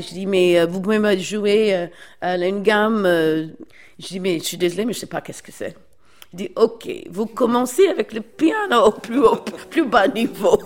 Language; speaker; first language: French; non-native, fluent; English